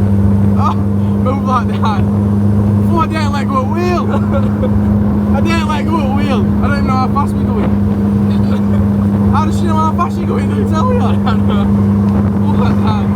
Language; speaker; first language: English; native; English